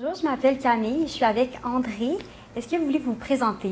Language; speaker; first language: French; native; French